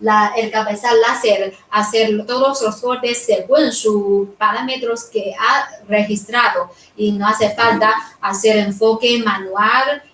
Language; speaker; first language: Spanish; non-native, fluent; Chinese